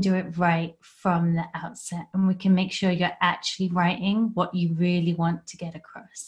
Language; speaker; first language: English; native; English